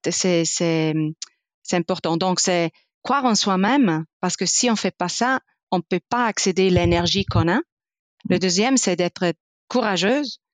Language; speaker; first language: French; non-native, fluent; Italian